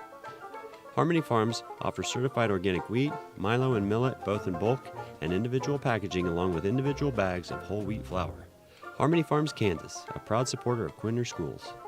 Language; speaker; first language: English; native; English